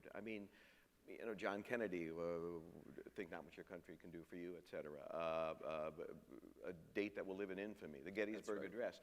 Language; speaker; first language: English; native; English